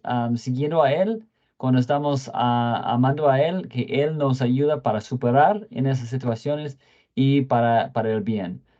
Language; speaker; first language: Spanish; non-native, fluent; English